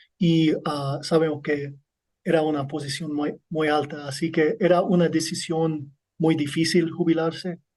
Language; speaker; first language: Spanish; non-native, learner; English